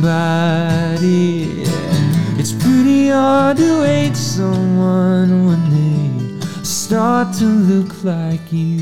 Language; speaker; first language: English; native; English